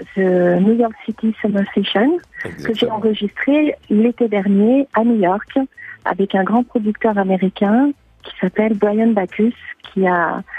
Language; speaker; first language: French; native; French